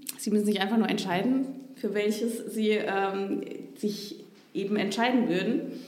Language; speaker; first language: German; native; German